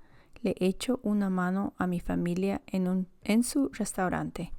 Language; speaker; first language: Spanish; non-native, fluent; English